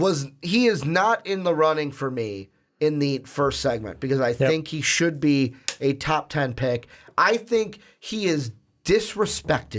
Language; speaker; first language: English; native; English